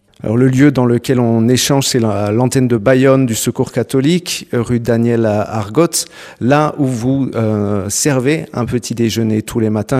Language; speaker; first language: French; native; French